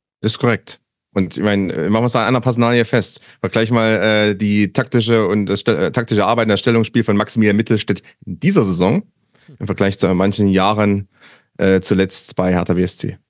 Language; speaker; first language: German; native; German